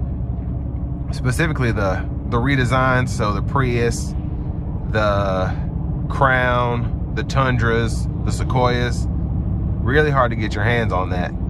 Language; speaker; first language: English; native; English